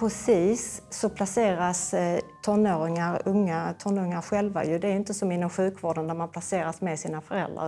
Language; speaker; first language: Swedish; native; Swedish